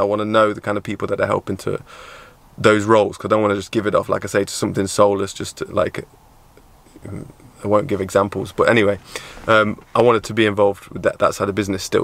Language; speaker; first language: English; native; English